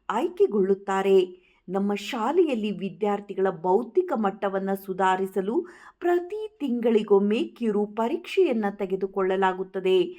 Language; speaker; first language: Kannada; native; Kannada